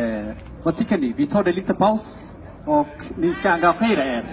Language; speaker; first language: Swedish; non-native, fluent; Somali